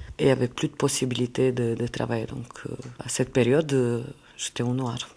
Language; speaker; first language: French; non-native, fluent; Serbian